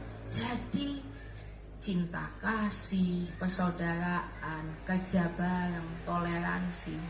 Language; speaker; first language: Indonesian; native; Indonesian